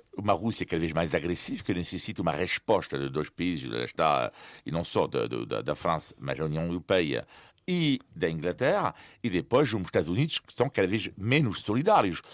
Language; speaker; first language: Portuguese; non-native, fluent; French